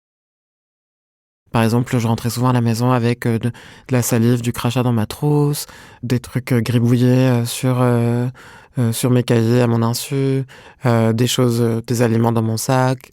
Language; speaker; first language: French; non-native, local second language; Arabic